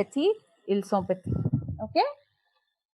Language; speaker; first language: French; non-native, fluent; Hindi